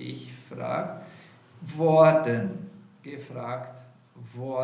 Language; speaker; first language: German; non-native, fluent; Portuguese